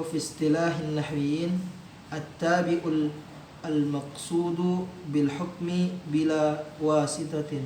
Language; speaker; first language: Arabic; non-native, learner; Indonesian